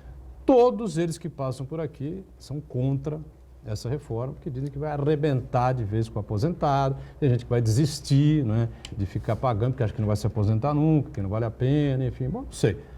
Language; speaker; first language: Portuguese; native; Portuguese